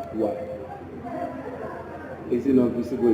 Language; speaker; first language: English; non-native, local second language; Yoruba